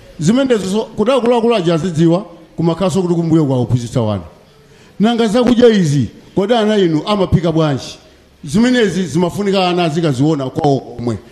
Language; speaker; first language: Nyanja; native; Nyanja